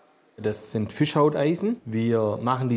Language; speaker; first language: German; native; German